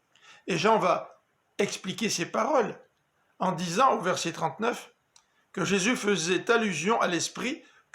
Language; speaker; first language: French; native; French